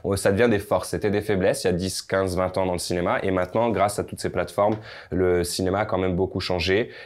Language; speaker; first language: French; native; French